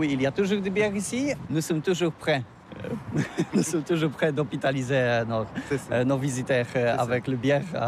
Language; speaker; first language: French; non-native, learner; Polish